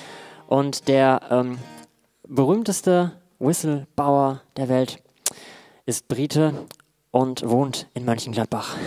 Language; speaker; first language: German; native; German